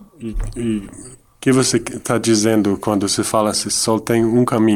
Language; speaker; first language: Portuguese; non-native, fluent; Dutch